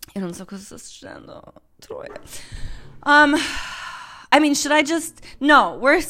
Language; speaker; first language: Italian; non-native, fluent; Croatian